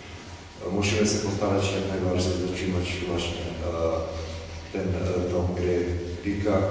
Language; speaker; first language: Polish; non-native, fluent; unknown